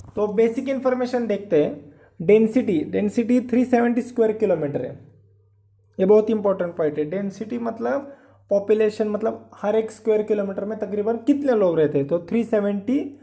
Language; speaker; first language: Hindi; non-native, local second language; Marathi